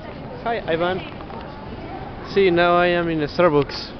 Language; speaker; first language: English; non-native, learner; Spanish